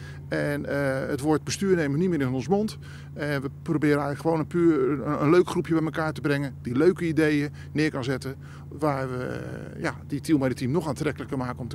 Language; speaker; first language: Dutch; native; Dutch